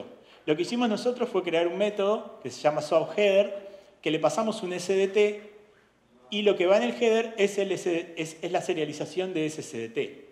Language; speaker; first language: Spanish; native; Spanish